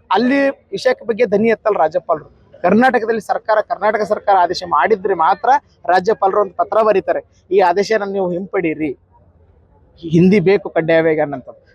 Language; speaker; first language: Kannada; native; Kannada